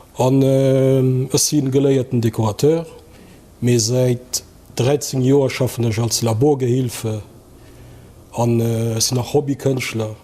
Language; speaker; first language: Luxembourgish; early bilingual, other home language; Kabuverdianu